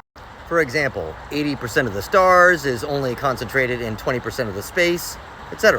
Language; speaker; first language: English; native; English